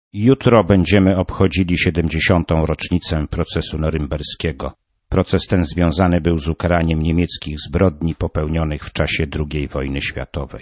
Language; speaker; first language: Polish; native; Polish